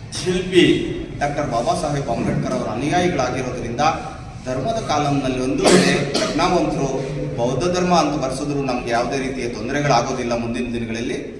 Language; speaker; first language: Kannada; native; Kannada